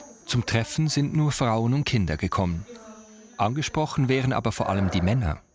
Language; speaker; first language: German; native; German